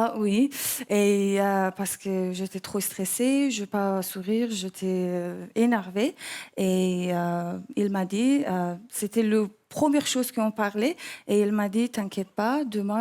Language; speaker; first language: French; non-native, learner; English